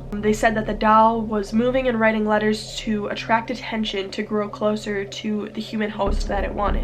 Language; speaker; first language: English; native; English